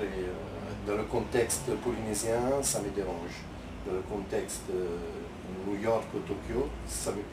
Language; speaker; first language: French; non-native, fluent; Italian